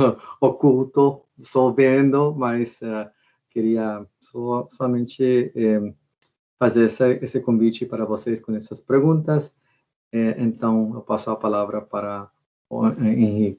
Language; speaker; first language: Portuguese; non-native, fluent; Spanish